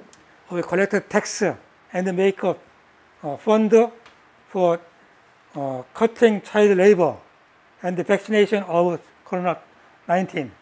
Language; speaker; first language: English; non-native, learner; Korean